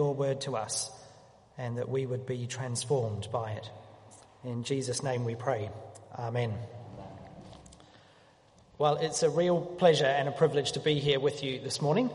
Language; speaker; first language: English; native; English